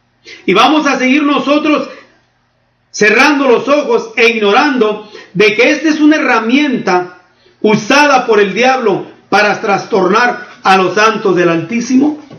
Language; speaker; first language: Spanish; native; Spanish